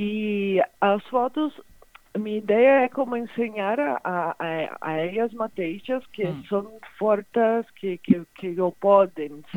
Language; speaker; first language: Spanish; non-native, fluent; Portuguese